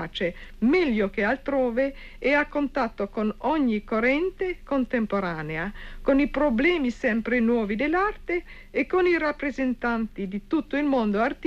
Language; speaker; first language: Italian; non-native, fluent; Czech